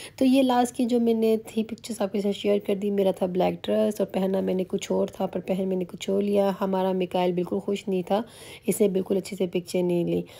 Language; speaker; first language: Urdu; native; Urdu